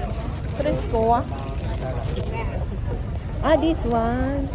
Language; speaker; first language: English; non-native, local second language; Filipino